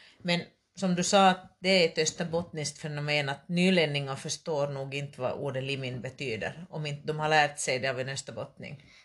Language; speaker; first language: Swedish; native; Swedish